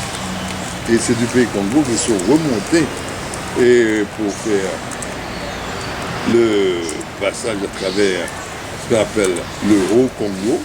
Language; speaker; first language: French; non-native, local second language; Haitian Creole